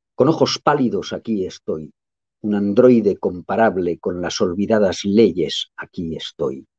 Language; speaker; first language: Spanish; non-native, local second language; Catalan